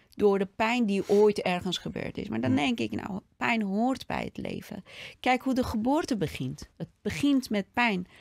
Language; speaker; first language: Dutch; non-native, fluent; Persian